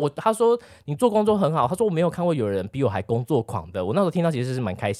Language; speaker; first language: Chinese; native; Chinese